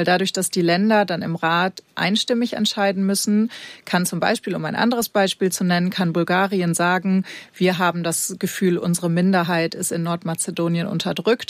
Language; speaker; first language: German; native; German